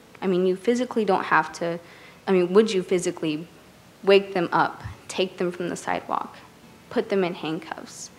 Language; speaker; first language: English; native; English